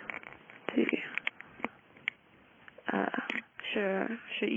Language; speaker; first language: Chinese; non-native, learner; English